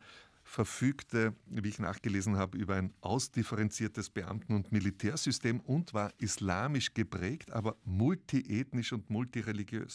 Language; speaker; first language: German; native; German